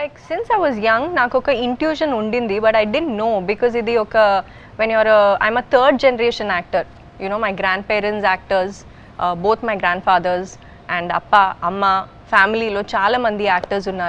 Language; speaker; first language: Telugu; early bilingual, heritage; Kannada